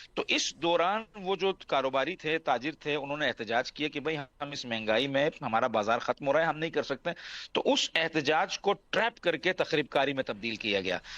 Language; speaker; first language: Urdu; non-native, local second language; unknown